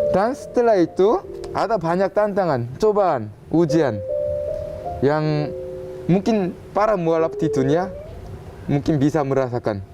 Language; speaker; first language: Indonesian; non-native, fluent; Korean